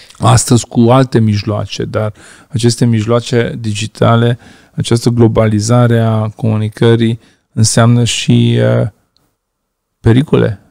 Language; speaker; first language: Romanian; non-native, local second language; Hungarian